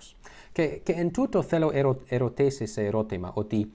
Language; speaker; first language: Greek; non-native, learner; English